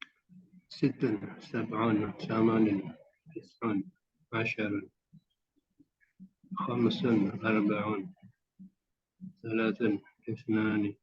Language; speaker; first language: Arabic; non-native, learner; Indonesian